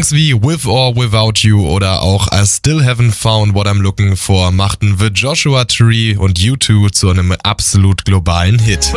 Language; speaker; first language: German; native; German